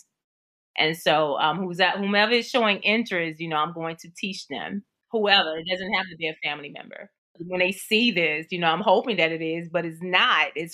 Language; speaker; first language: English; native; English